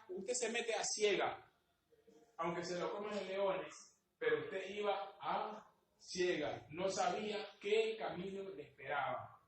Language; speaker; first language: Spanish; native; Spanish